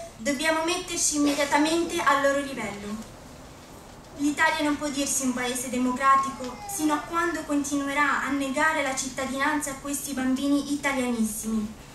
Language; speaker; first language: Italian; early bilingual, other home language; Arabic